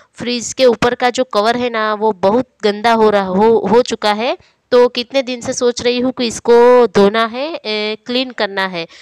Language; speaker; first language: Hindi; non-native, local second language; Gujarati